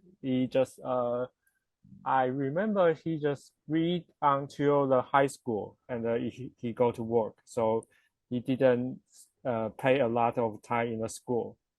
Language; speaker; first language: English; non-native, learner; Chinese